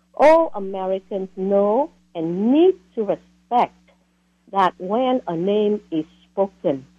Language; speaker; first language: English; non-native, fluent; Vietnamese